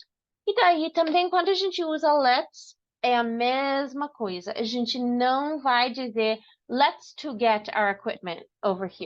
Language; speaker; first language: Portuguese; non-native, fluent; English